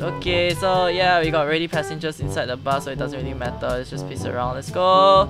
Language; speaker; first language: English; non-native, local second language; Korean